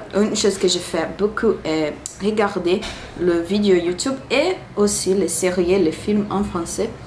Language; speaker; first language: French; non-native, learner; Portuguese